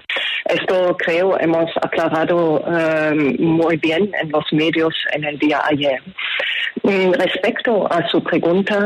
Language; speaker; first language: Spanish; non-native, fluent; German